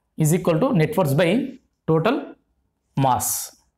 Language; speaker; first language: English; non-native, local second language; Telugu